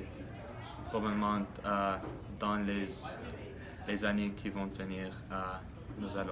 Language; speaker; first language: French; non-native, learner; English